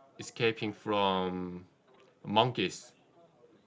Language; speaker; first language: English; non-native, learner; Korean